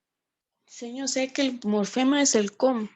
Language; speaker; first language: Spanish; native; Spanish